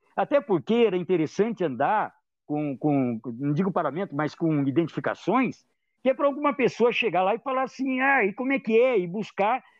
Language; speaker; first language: Portuguese; native; Portuguese